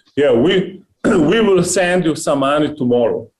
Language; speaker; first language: English; non-native, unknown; Slovenian